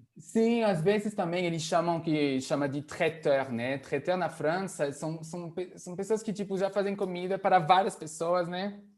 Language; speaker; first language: Portuguese; non-native, fluent; French